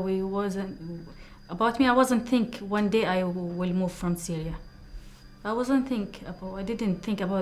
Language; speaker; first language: English; non-native, learner; Arabic